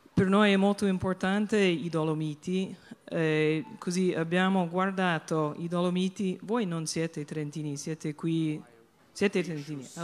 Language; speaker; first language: Italian; non-native, fluent; English